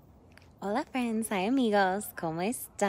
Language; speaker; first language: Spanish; non-native, fluent; English